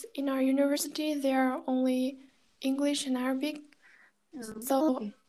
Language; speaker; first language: English; non-native, learner; Kazakh